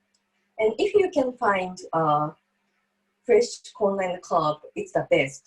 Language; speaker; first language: English; non-native, fluent; Japanese